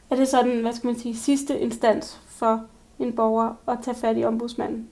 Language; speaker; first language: Danish; native; Danish